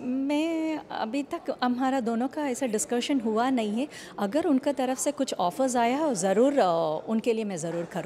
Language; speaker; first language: Hindi; non-native, local second language; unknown